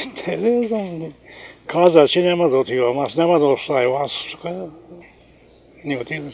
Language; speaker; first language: Bulgarian; non-native, local second language; Turkish